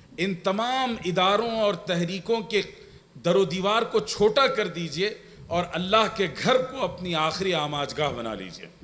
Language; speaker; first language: Urdu; native; Urdu